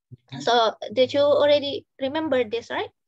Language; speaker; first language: English; non-native, fluent; Indonesian